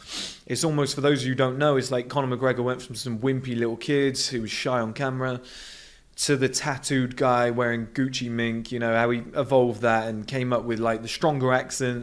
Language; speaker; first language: English; native; English